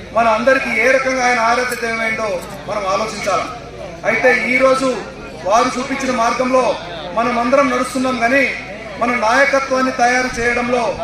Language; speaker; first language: Telugu; non-native, local second language; Lambadi